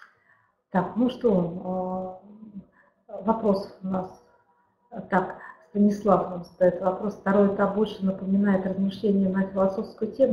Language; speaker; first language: Russian; native; Russian